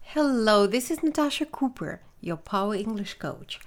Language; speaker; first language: English; non-native, fluent; Russian